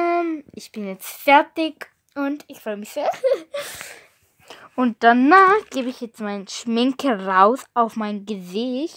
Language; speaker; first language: German; non-native, learner; Bulgarian